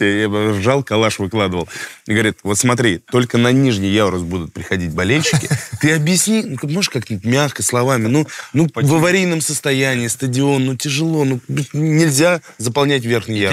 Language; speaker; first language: Russian; native; Russian